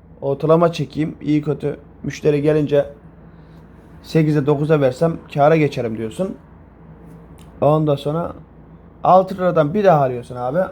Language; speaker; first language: Turkish; native; Turkish